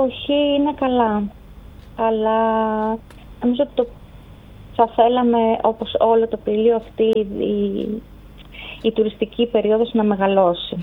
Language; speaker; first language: Greek; native; Greek